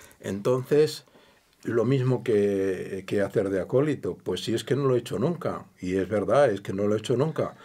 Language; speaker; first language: Spanish; native; Spanish